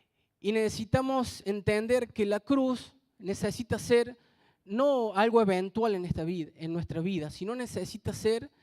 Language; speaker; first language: Spanish; native; Spanish